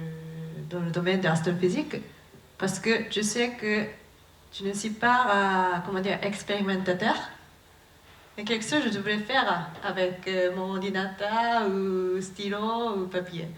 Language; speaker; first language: French; non-native, learner; Japanese